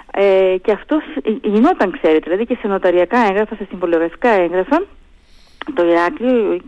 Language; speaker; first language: Greek; native; Greek